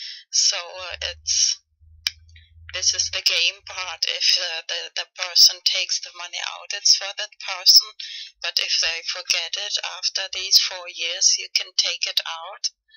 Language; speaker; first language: English; non-native, fluent; German